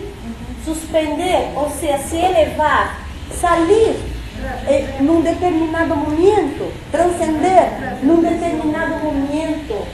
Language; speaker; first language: Spanish; non-native, fluent; Portuguese